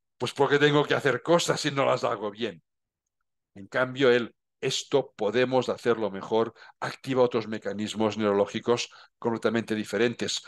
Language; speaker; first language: Spanish; non-native, local second language; Catalan